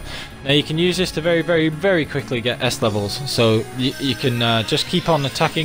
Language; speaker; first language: English; native; English